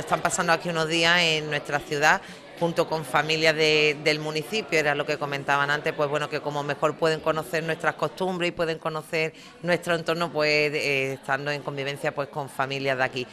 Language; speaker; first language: Spanish; native; Spanish